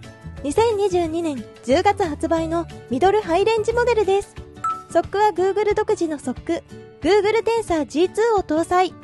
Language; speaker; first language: Japanese; native; Japanese